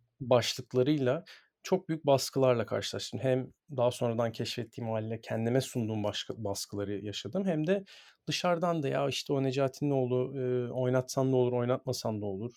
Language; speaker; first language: Turkish; native; Turkish